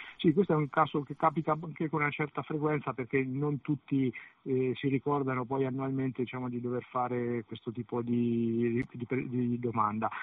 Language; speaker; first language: Italian; native; Italian